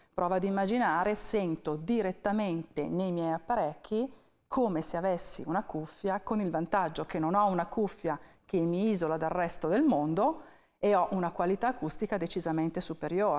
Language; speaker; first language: Italian; native; Italian